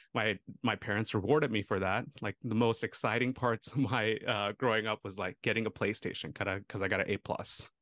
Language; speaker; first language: English; early bilingual, other home language; Tamil